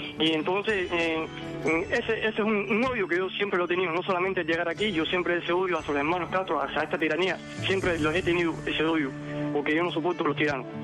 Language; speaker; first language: Spanish; native; Spanish